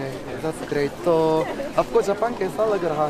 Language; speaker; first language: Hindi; non-native, fluent; Japanese